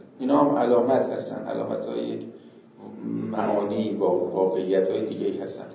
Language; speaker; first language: Persian; native; Persian